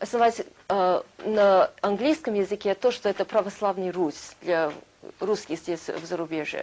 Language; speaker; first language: Russian; early bilingual, heritage; Russian